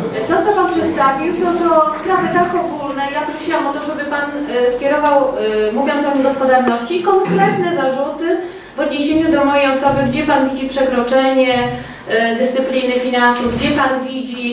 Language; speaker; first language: Polish; native; Polish